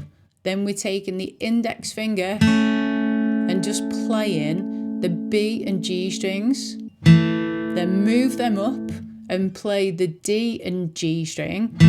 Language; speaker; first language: English; native; English